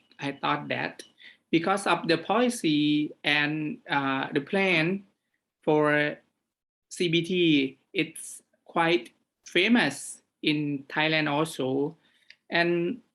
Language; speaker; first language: English; non-native, fluent; Thai